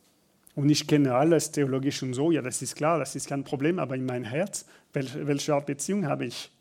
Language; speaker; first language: German; non-native, learner; French